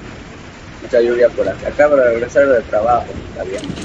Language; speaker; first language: Spanish; native; Spanish